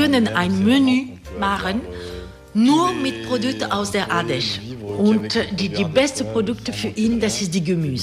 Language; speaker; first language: German; non-native, learner; French